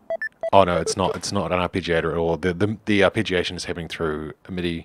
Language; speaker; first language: English; native; English